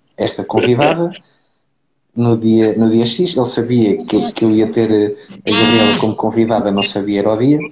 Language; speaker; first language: Portuguese; native; Portuguese